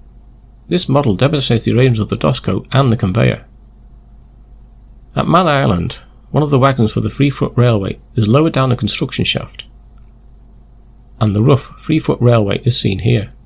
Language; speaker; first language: English; native; English